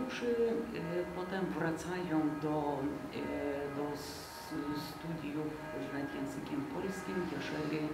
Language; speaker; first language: Polish; non-native, fluent; Lithuanian